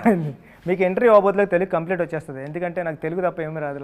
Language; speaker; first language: Telugu; native; Telugu